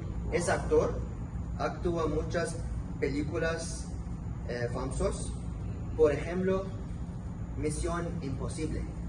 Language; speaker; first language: Spanish; non-native, learner; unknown